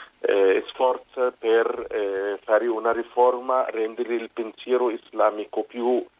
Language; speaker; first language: Italian; non-native, fluent; Arabic